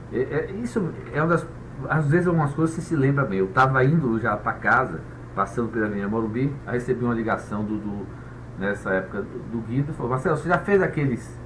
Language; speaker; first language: Portuguese; native; Portuguese